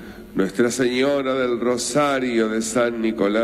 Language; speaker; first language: Spanish; native; Spanish